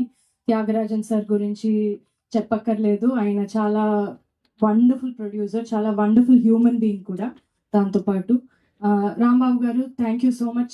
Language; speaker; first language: Telugu; non-native, fluent; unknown